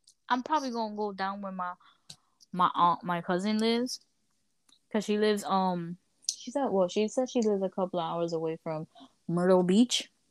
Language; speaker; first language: English; early bilingual, other home language; Spanish